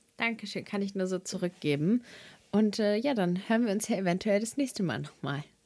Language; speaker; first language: German; early bilingual, other home language; Serbian